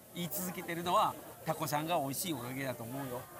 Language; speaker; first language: Japanese; native; Japanese